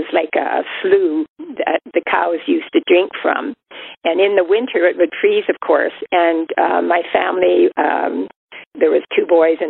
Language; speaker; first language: English; native; English